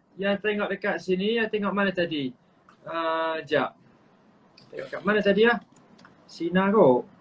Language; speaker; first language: Malay; native; Malay